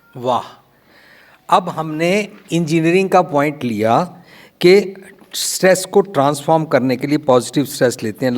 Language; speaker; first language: Hindi; non-native, local second language; Punjabi